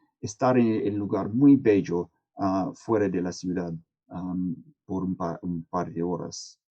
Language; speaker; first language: Spanish; non-native, fluent; English